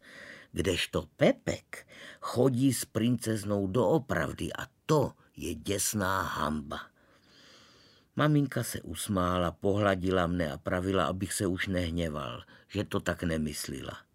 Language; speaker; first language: Czech; native; Czech